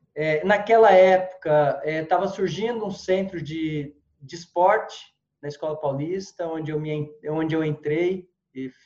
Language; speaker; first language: Portuguese; native; Portuguese